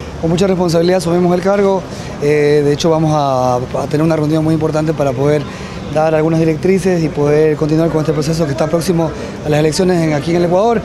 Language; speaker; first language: Spanish; native; Spanish